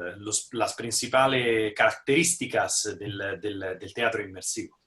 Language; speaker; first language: Spanish; non-native, fluent; Italian